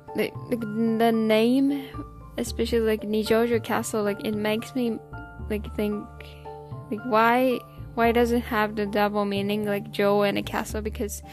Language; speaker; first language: English; non-native, learner; Japanese